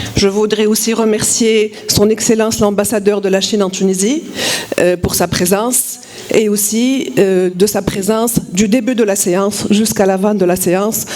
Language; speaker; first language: French; non-native, local second language; Arabic